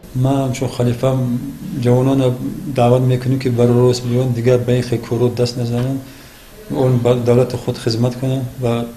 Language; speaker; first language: Tajik; non-native, local second language; Shughni